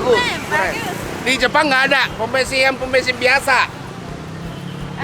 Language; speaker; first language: Indonesian; non-native, fluent; Japanese